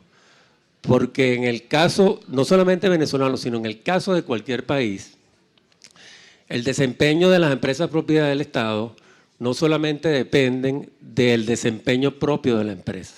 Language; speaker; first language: Spanish; native; Spanish